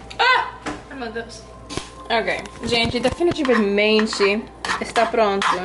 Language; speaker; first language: Portuguese; non-native, learner; English